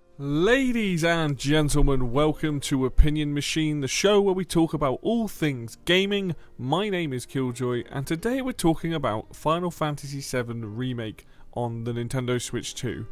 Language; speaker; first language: English; native; English